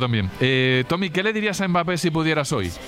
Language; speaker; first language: Spanish; native; Spanish